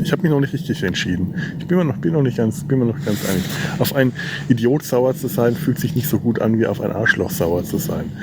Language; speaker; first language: German; native; German